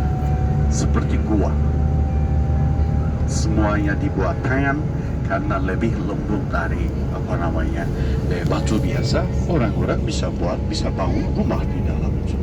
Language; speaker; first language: Indonesian; non-native, fluent; Turkish